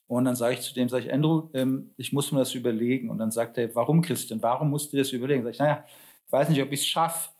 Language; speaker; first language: German; early bilingual, other home language; Polish